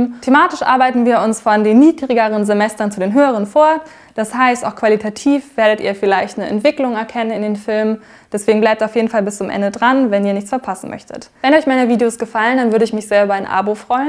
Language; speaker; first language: German; native; German